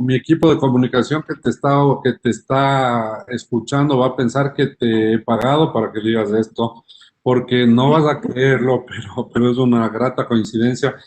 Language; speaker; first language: Spanish; native; Spanish